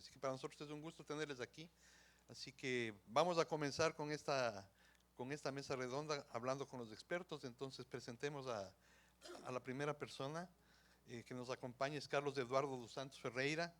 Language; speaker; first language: Spanish; native; Spanish